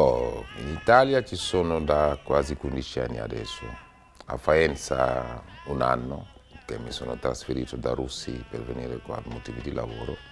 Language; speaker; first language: Italian; non-native, fluent; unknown